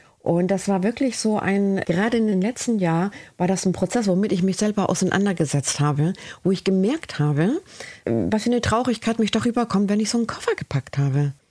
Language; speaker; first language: German; early bilingual, other home language; Spanish